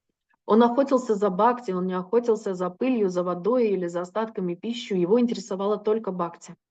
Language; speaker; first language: Russian; native; Russian